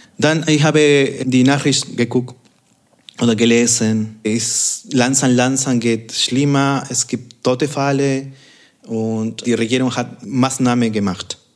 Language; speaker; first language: German; non-native, fluent; Spanish